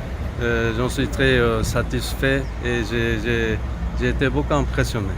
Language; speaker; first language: French; non-native, fluent; Japanese